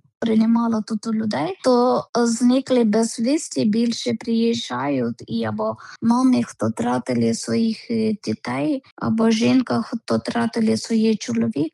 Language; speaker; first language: Ukrainian; non-native, learner; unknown